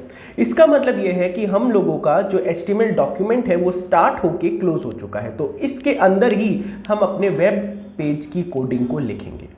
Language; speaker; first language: Hindi; native; Hindi